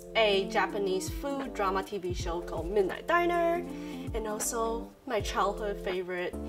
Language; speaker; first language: English; non-native, fluent; Chinese